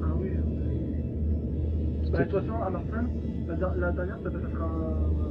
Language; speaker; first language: French; native; French